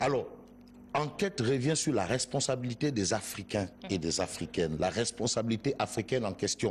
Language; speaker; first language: French; non-native, local second language; Wolof